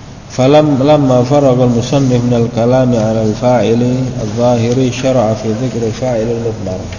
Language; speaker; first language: Arabic; non-native, fluent; Indonesian